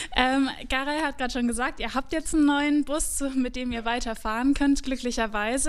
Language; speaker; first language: German; native; German